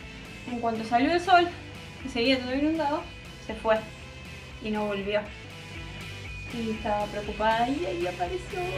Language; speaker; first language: Spanish; native; Spanish